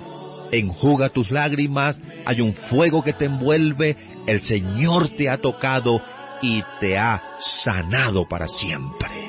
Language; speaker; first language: Spanish; native; Spanish